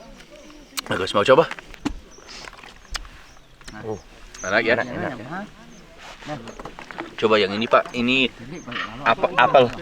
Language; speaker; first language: Indonesian; non-native, learner; English